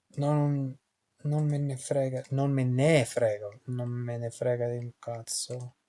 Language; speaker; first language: Italian; non-native, learner; English